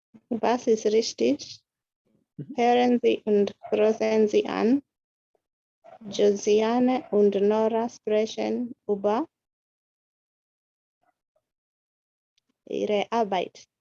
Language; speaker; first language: German; non-native, learner; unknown